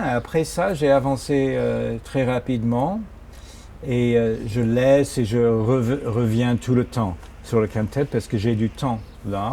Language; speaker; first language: French; non-native, fluent; English